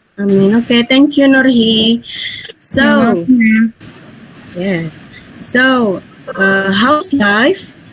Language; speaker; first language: English; non-native, fluent; Indonesian